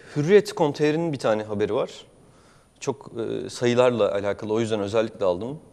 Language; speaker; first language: Turkish; native; Turkish